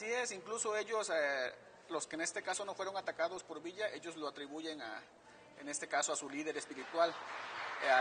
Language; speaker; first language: Spanish; native; Spanish